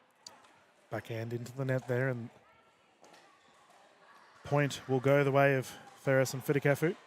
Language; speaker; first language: English; native; English